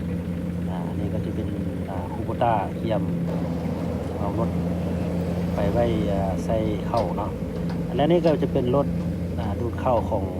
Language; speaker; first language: Thai; non-native, local second language; Northeastern Thai